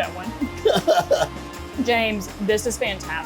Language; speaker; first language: English; native; English